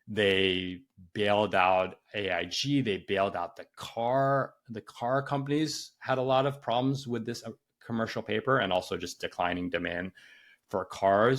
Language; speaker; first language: English; native; English